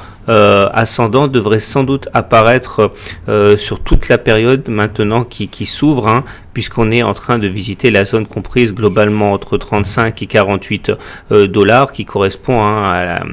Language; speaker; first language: French; native; French